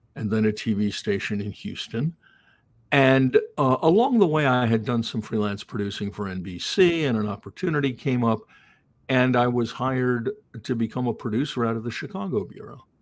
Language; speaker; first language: English; native; English